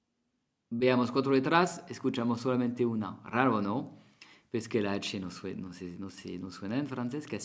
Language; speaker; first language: Spanish; non-native, fluent; French